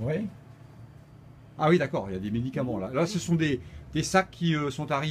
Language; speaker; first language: French; native; French